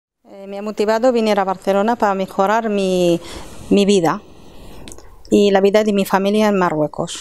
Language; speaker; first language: Spanish; non-native, fluent; Arabic